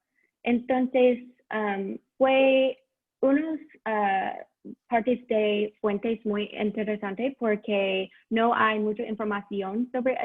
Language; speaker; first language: Spanish; non-native, learner; English